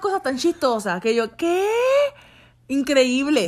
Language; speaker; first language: Spanish; native; Spanish